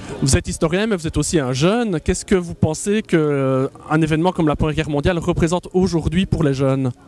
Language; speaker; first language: French; native; French